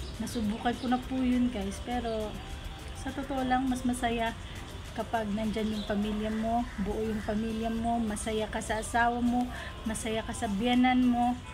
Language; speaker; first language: Filipino; non-native, local second language; Cebuano